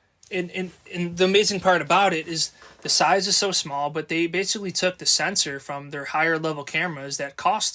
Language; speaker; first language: English; native; English